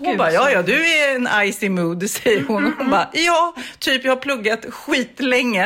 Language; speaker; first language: Swedish; native; Swedish